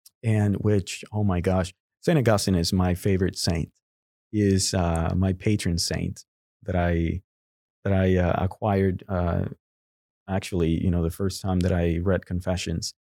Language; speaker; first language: English; non-native, fluent; Spanish